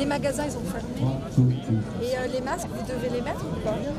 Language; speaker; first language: French; native; French